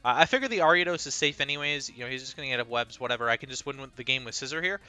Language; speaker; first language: English; native; English